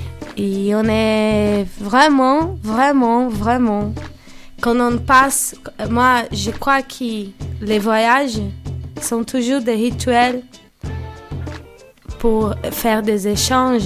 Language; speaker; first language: French; non-native, learner; Portuguese